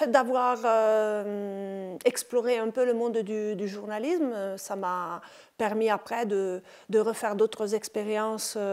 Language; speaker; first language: French; non-native, local second language; Italian